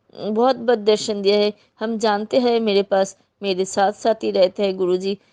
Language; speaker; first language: Hindi; non-native, local second language; Bangla